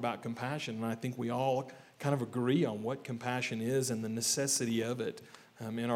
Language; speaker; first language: English; native; English